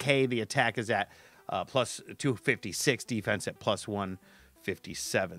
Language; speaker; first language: English; native; English